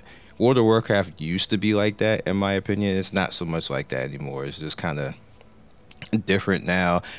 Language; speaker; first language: English; native; English